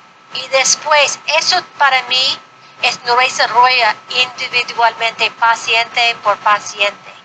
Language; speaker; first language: Spanish; non-native, fluent; English